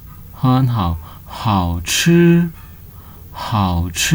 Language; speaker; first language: Chinese; non-native, fluent; Nepali